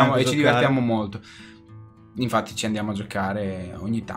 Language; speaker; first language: Italian; native; Italian